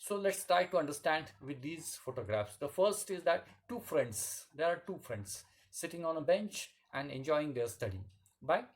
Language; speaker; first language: English; non-native, local second language; Marathi